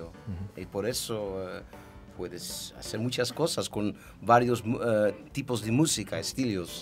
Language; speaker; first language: Spanish; non-native, learner; Dutch